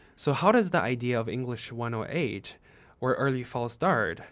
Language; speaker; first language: English; non-native, fluent; Chinese